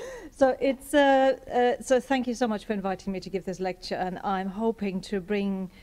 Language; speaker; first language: English; non-native, fluent; German